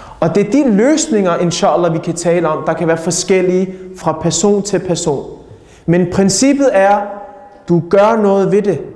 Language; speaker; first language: Danish; early bilingual, other home language; Urdu